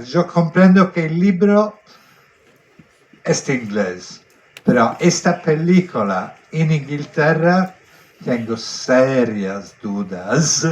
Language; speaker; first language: Spanish; non-native, fluent; Italian